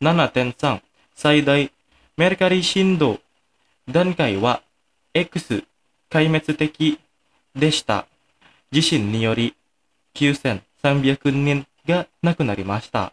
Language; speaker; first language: Japanese; non-native, fluent; Indonesian